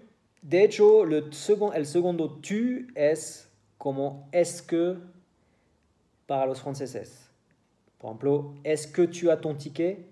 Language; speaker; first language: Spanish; non-native, learner; French